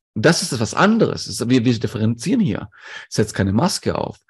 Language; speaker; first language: German; non-native, local second language; Greek